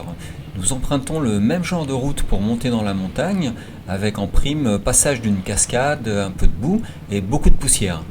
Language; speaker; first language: French; native; French